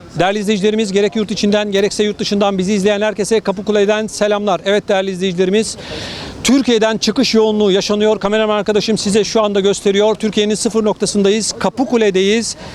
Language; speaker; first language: Turkish; native; Turkish